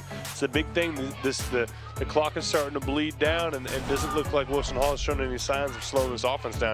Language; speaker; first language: English; native; English